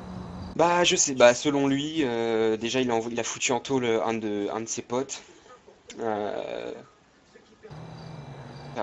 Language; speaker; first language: French; native; French